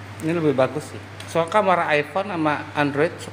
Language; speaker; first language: Indonesian; native; Indonesian